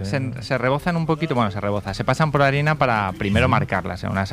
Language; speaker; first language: Spanish; native; Spanish